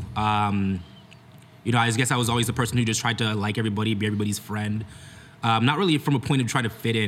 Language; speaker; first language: English; native; English